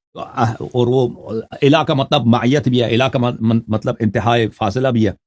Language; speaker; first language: Urdu; non-native, fluent; Persian